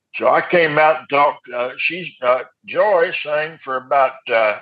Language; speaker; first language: English; native; English